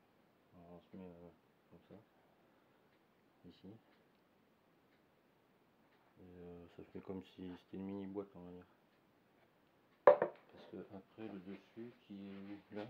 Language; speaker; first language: French; native; French